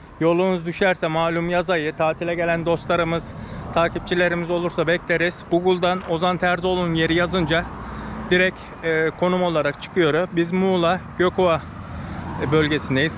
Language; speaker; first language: Turkish; native; Turkish